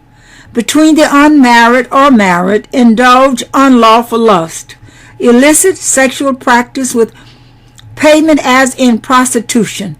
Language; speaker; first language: English; native; English